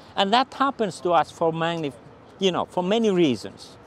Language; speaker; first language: English; non-native, fluent; Finnish